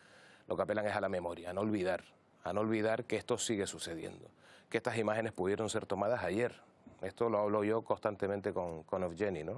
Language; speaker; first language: Spanish; native; Spanish